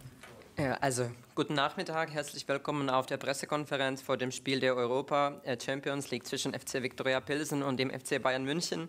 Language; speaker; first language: German; non-native, fluent; Czech